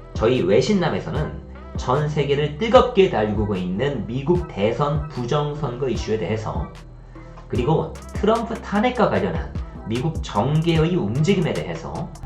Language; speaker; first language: Korean; native; Korean